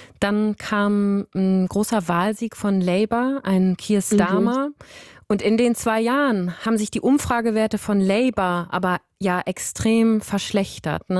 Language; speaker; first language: German; native; German